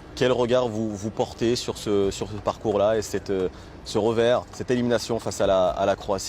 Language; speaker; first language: French; native; French